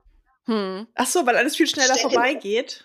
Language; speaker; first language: German; native; German